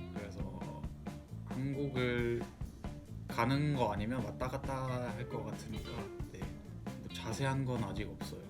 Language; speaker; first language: Korean; non-native, fluent; German